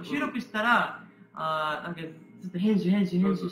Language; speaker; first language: Japanese; non-native, learner; Korean